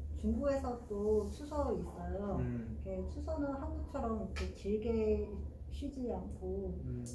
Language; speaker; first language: Korean; non-native, fluent; Chinese